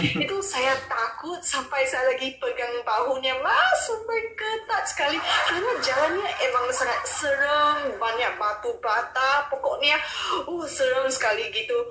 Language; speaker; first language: Malay; non-native, local second language; Chinese